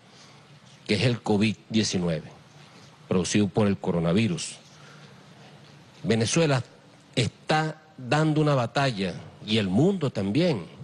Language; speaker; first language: Spanish; native; Spanish